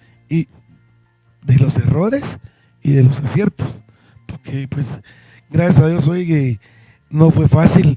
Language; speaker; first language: Spanish; native; Spanish